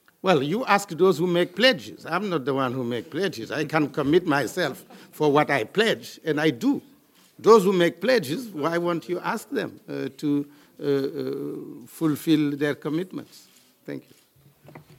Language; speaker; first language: English; non-native, fluent; French